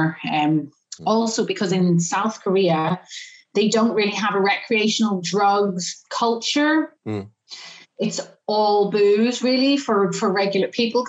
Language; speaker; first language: English; native; English